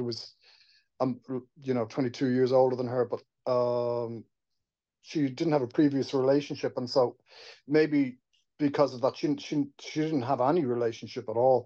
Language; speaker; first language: English; native; English